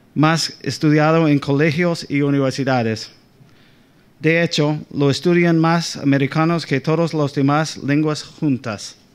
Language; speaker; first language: Spanish; non-native, fluent; English